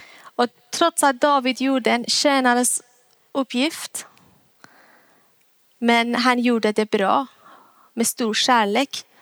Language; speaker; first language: Swedish; non-native, fluent; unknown